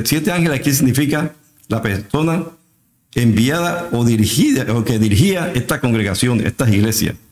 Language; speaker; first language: Spanish; native; Spanish